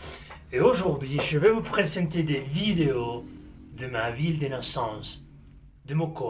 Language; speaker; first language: French; non-native, fluent; Spanish